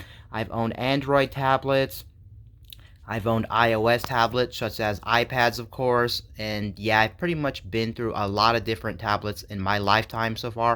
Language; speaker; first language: English; native; English